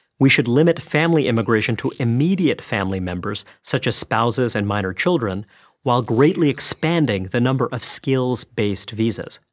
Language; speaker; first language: English; early bilingual, other home language; Bangla